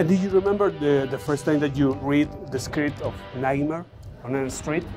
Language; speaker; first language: English; non-native, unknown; Spanish